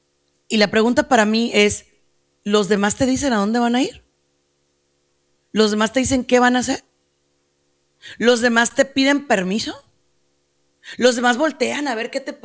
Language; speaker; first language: Spanish; native; Spanish